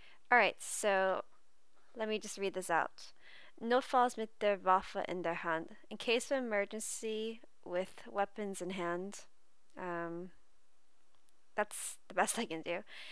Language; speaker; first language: English; native; English